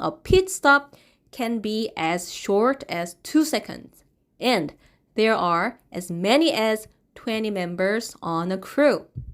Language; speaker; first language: English; non-native, fluent; Korean